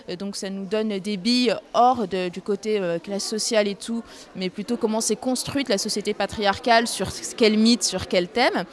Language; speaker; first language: French; non-native, local second language; Arabic